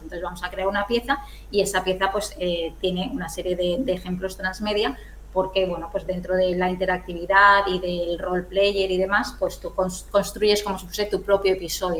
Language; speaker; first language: Spanish; native; Spanish